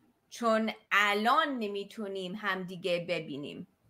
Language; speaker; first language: Persian; non-native, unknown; English